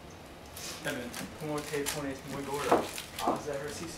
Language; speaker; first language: Spanish; non-native, learner; English